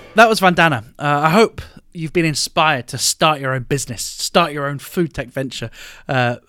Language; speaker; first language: English; native; English